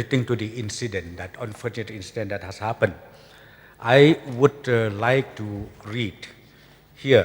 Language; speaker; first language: English; non-native, local second language; Khasi